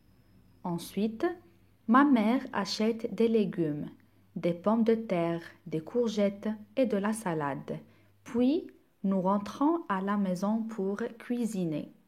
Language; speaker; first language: French; non-native, local second language; Arabic